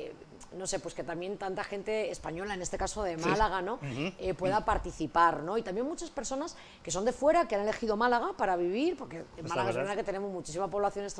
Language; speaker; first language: Spanish; native; Spanish